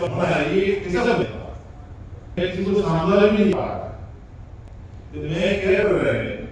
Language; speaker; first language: Hindi; non-native, learner; Bangla